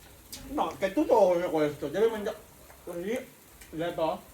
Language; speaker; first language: Italian; non-native, fluent; Filipino